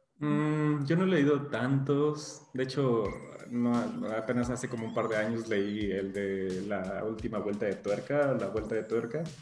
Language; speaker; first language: Spanish; early bilingual, heritage; Spanish